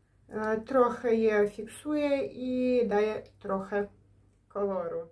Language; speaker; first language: Polish; non-native, learner; Ukrainian